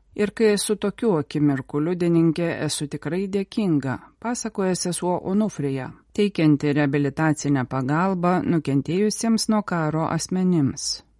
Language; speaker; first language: Lithuanian; native; Lithuanian